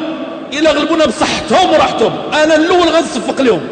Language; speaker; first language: Arabic; native; Arabic